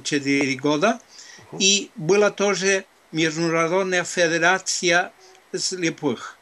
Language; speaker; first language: Russian; non-native, fluent; Spanish